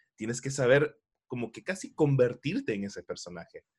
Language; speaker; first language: Spanish; early bilingual, heritage; Spanish